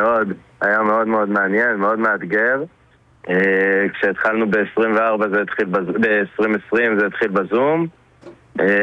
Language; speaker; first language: Hebrew; native; Hebrew